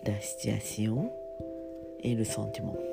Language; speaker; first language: French; non-native, learner; Japanese